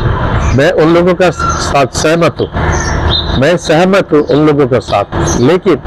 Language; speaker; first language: Hindi; non-native, learner; Bangla